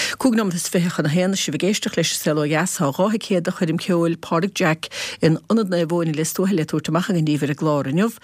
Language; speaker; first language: Irish; native; Irish